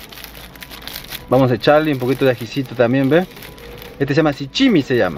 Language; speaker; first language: Spanish; native; Spanish